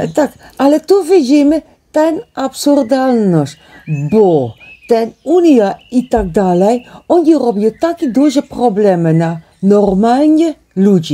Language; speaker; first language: Polish; non-native, learner; Dutch